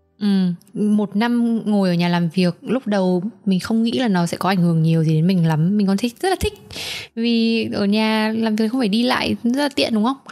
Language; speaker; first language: Vietnamese; native; Vietnamese